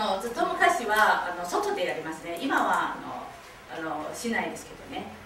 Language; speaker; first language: Japanese; non-native, fluent; Chinese